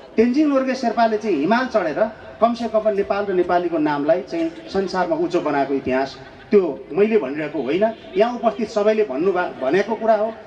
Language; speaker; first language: Nepali; native; Nepali